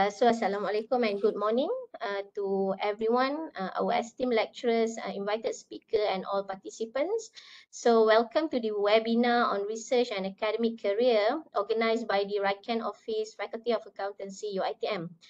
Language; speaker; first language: English; non-native, local second language; Malay